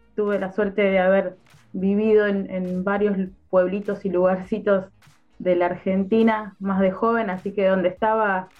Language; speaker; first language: Spanish; native; Spanish